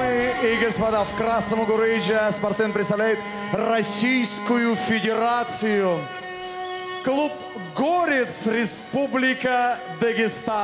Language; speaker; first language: Russian; native; Russian